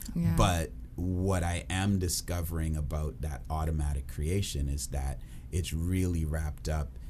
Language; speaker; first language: English; early bilingual, other home language; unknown